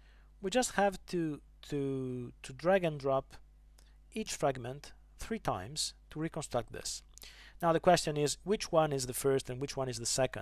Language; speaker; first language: English; non-native, fluent; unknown